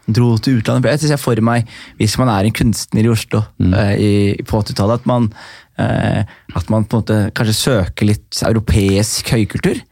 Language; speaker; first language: Norwegian; native; Norwegian